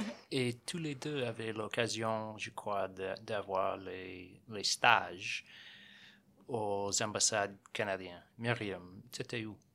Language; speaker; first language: French; non-native, fluent; English